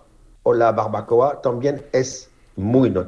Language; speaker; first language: Spanish; non-native, fluent; French